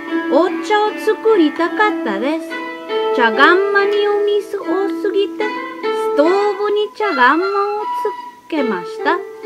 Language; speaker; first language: Japanese; non-native, learner; English